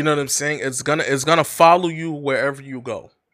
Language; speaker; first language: English; native; English